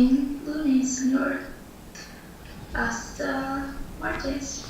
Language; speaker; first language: Spanish; non-native, learner; English